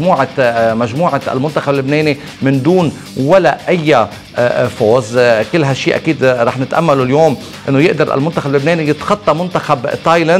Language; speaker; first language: Arabic; native; Arabic